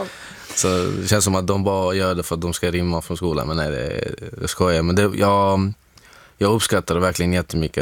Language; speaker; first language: Swedish; non-native, fluent; Arabic